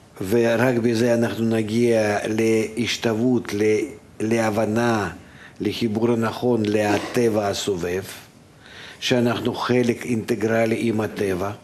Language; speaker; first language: Hebrew; non-native, fluent; Russian